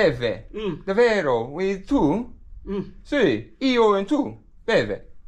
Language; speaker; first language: Italian; non-native, learner; English